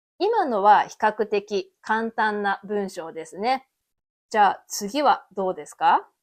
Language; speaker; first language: Japanese; native; Japanese